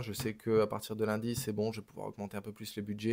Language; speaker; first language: French; native; French